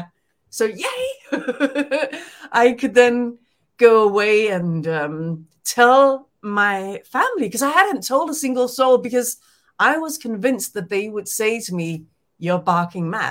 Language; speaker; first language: English; non-native, fluent; Danish